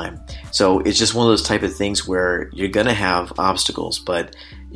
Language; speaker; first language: English; native; English